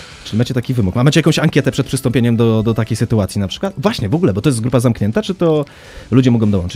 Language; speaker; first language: Polish; native; Polish